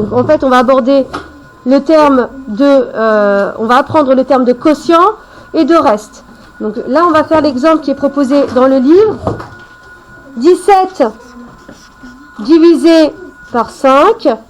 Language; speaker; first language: French; native; French